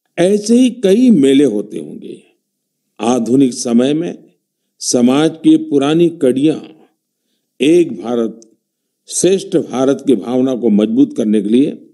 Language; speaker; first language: Hindi; non-native, local second language; Gujarati